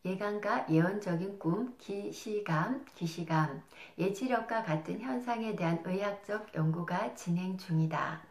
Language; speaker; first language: Korean; native; Korean